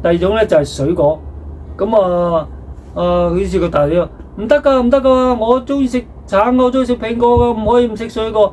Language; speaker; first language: Cantonese; native; Cantonese